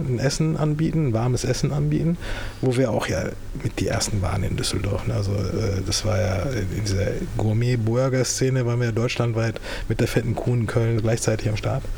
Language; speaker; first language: German; early bilingual, other home language; Turkish